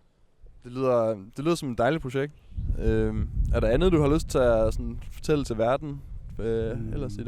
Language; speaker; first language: Danish; native; Danish